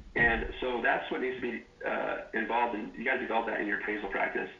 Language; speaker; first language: English; native; English